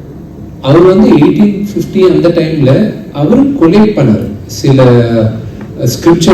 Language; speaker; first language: Tamil; non-native, local second language; Telugu